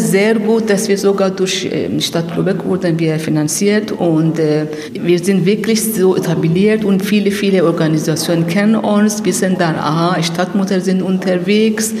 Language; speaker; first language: German; non-native, learner; Persian